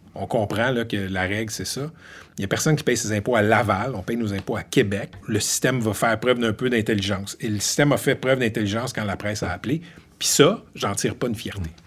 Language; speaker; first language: French; native; French